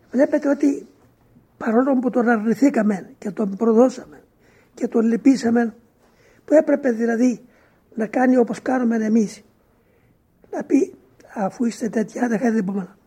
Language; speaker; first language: Greek; native; Greek